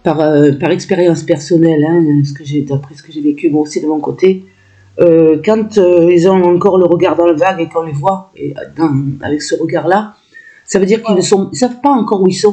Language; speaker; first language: French; native; French